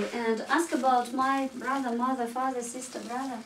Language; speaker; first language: English; non-native, fluent; Russian